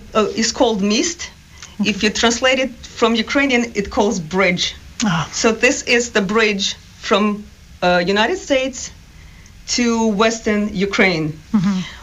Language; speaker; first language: English; non-native, fluent; Ukrainian